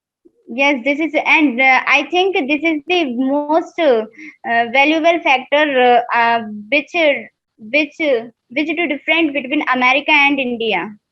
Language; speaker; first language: English; non-native, learner; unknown